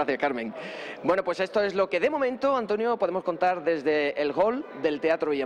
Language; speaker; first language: Spanish; native; Spanish